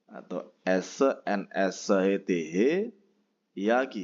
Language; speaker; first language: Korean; non-native, fluent; Indonesian